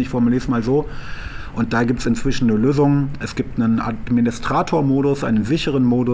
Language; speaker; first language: German; native; German